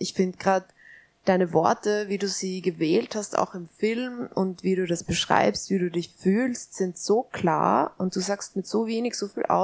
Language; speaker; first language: German; native; German